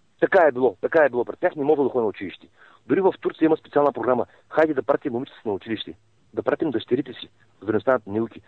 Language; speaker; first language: Bulgarian; non-native, local second language; Turkish